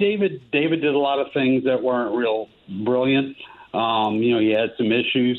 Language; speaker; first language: English; native; English